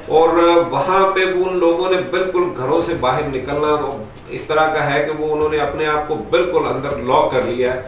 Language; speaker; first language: Urdu; native; Urdu